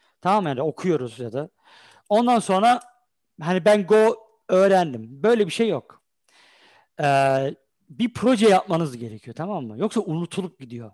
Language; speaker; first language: Turkish; early bilingual, heritage; Turkish